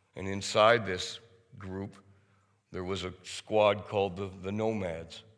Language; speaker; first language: English; native; English